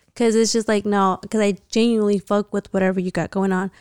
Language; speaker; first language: English; early bilingual, other home language; Spanish